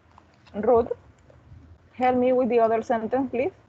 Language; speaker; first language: English; non-native, learner; Spanish